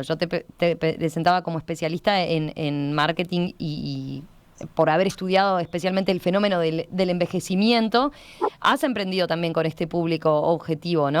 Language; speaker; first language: Spanish; native; Spanish